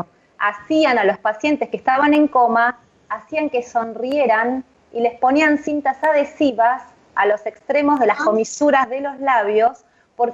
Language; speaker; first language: Spanish; native; Spanish